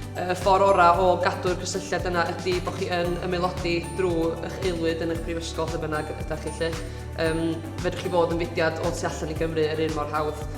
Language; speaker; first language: Welsh; native; Welsh